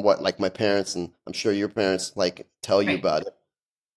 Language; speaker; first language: English; early bilingual, other home language; Persian